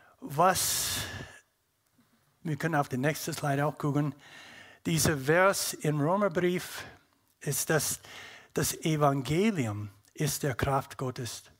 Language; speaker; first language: German; non-native, learner; English